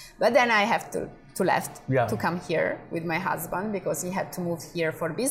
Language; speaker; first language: English; non-native, fluent; Italian